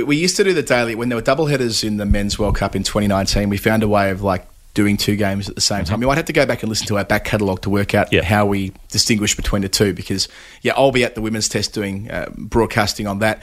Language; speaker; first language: English; native; English